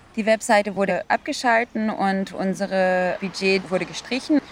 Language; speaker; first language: German; non-native, fluent; Hebrew